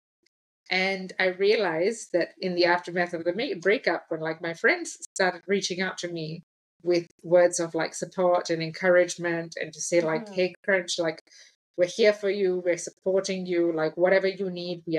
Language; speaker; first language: English; native; English